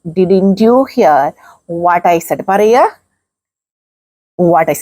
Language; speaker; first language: English; non-native, local second language; Malayalam